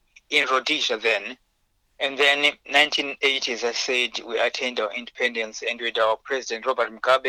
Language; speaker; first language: English; non-native, local second language; Shona